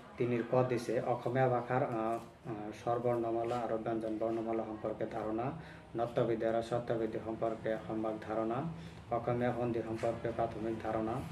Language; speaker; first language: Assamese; non-native, local second language; Bangla